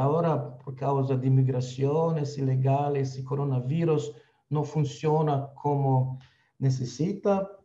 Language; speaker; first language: Spanish; non-native, fluent; Slovenian